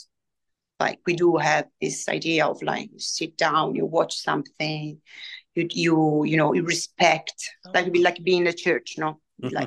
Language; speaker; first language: English; non-native, fluent; Italian